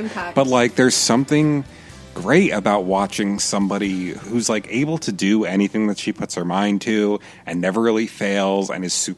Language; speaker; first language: English; native; English